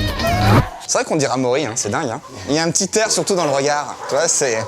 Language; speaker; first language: French; native; French